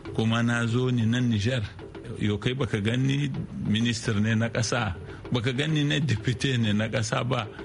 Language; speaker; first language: Hausa; non-native, local second language; Arabic